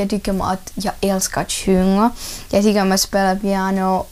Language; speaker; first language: Swedish; non-native, learner; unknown